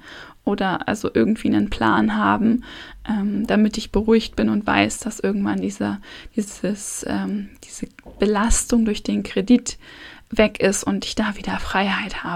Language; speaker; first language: German; native; German